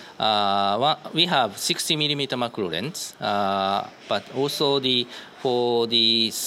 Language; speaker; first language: English; non-native, learner; Japanese